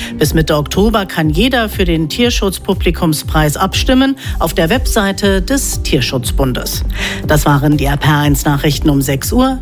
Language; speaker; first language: German; native; German